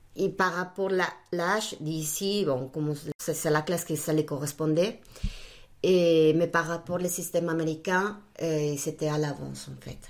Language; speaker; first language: French; non-native, fluent; Spanish